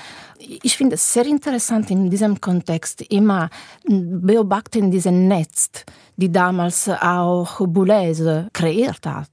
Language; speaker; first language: German; non-native, fluent; Italian